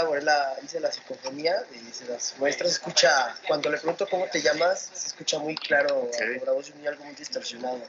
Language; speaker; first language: Spanish; native; Spanish